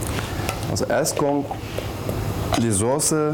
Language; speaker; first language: German; non-native, learner; Turkish